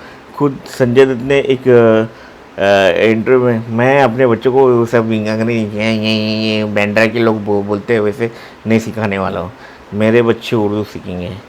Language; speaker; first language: Hindi; non-native, local second language; Marathi